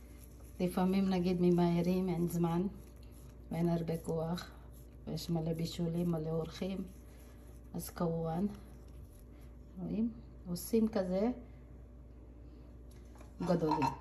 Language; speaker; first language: Hebrew; non-native, fluent; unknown